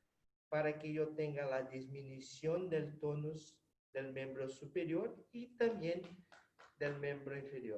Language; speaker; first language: Spanish; non-native, fluent; Portuguese